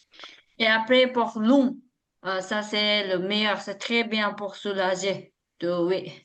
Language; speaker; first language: French; non-native, learner; Tibetan